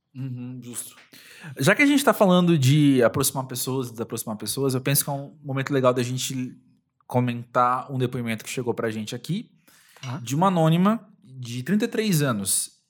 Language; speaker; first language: Portuguese; native; Portuguese